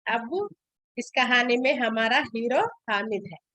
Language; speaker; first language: Hindi; non-native, local second language; Telugu